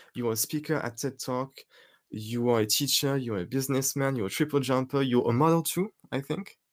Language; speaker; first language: English; non-native, fluent; French